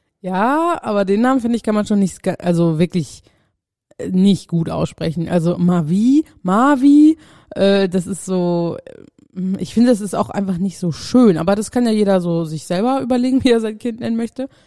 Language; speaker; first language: German; native; German